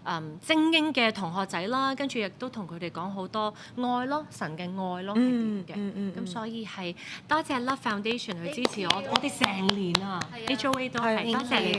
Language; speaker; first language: Cantonese; native; Cantonese